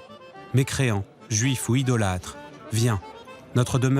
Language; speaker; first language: French; native; French